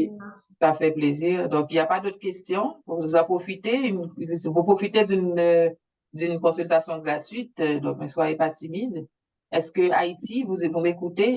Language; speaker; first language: French; native; French